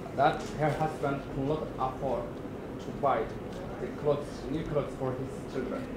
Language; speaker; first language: English; non-native, learner; Somali